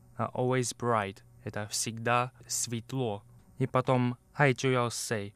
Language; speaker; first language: Russian; non-native, fluent; Chinese